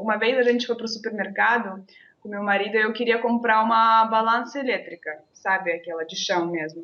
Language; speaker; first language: Portuguese; non-native, fluent; Russian